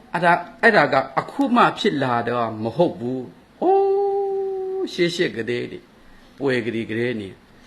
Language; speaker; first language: Burmese; non-native, local second language; Kachin